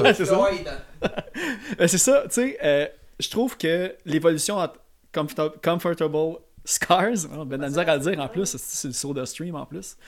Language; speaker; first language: French; native; French